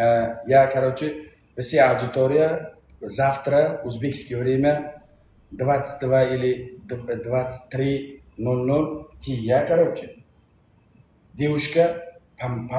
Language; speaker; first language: Russian; non-native, learner; Uzbek